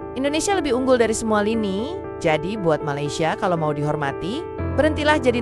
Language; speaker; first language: Indonesian; native; Indonesian